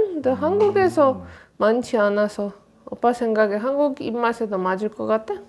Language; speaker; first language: Korean; non-native, learner; Polish